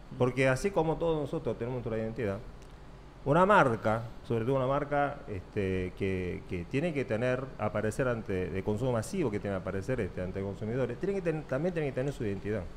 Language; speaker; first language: Spanish; early bilingual, other home language; Korean